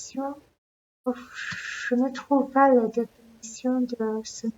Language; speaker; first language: French; non-native, learner; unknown